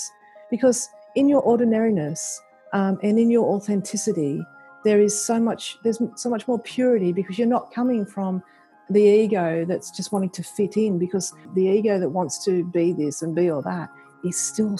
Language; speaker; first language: English; native; English